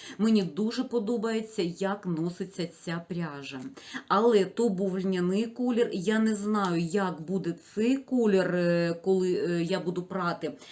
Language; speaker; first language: Ukrainian; non-native, local second language; Russian